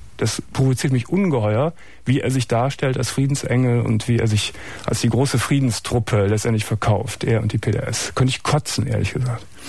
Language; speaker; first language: German; native; German